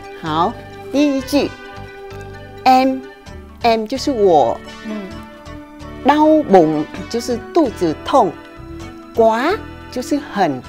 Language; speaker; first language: Chinese; non-native, local second language; Vietnamese